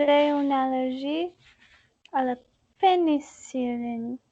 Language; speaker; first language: French; non-native, learner; English